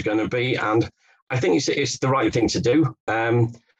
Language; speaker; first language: English; native; English